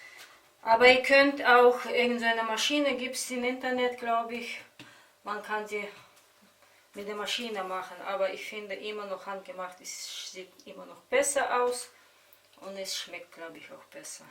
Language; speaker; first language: German; non-native, fluent; Russian